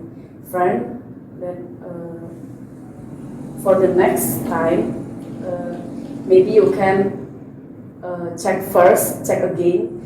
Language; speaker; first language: English; non-native, learner; Indonesian